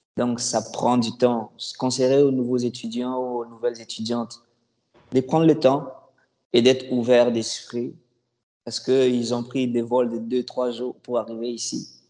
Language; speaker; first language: French; non-native, local second language; Lingala